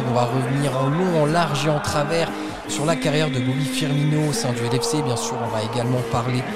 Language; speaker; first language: French; native; French